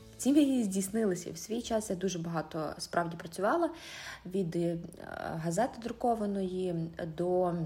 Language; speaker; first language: Ukrainian; native; Ukrainian